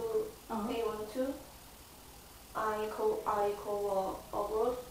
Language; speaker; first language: English; non-native, learner; Korean